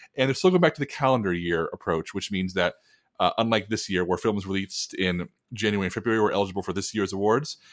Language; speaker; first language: English; native; English